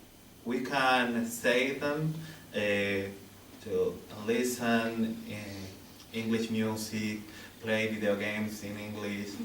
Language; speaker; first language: English; non-native, learner; Spanish